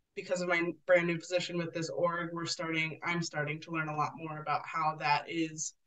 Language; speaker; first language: English; native; English